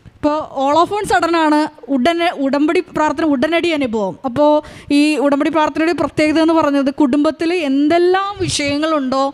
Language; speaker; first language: Malayalam; native; Malayalam